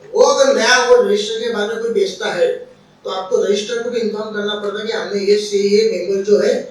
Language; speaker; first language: Hindi; non-native, local second language; Marathi